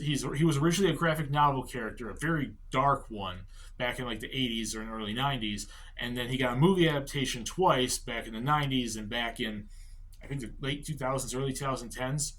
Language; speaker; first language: English; native; English